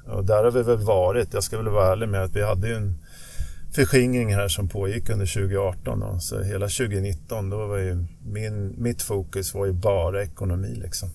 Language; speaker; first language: Swedish; native; Swedish